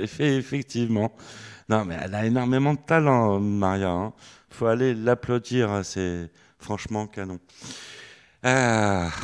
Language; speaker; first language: French; native; French